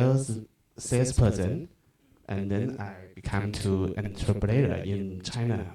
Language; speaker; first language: English; non-native, learner; Chinese